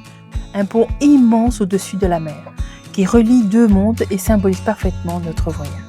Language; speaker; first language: French; native; French